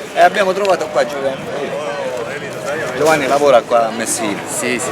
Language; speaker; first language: Italian; native; Italian